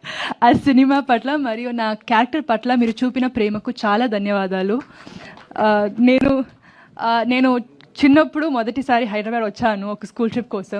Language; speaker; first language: Telugu; non-native, learner; Tamil